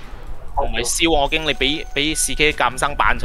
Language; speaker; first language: Chinese; native; Chinese